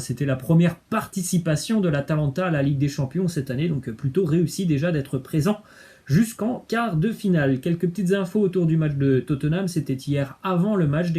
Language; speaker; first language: French; native; French